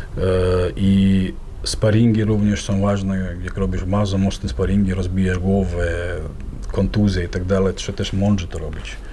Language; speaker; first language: Polish; non-native, fluent; Chechen